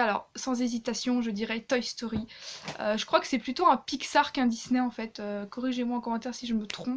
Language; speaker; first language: French; native; French